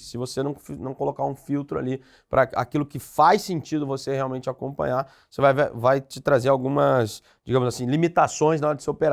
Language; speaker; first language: Portuguese; native; Portuguese